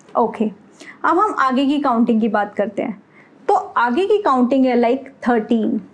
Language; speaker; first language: Hindi; native; Hindi